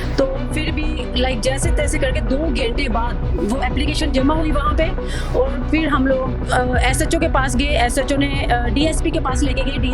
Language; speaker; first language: Urdu; native; Urdu